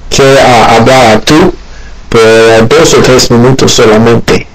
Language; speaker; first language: Spanish; non-native, learner; Haitian Creole